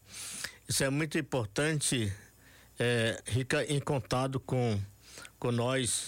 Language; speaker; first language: Portuguese; non-native, local second language; Yanomámi